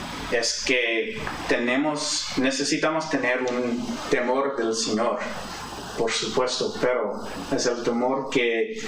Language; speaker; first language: Spanish; non-native, fluent; English